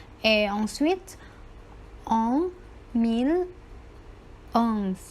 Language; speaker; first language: French; non-native, learner; Thai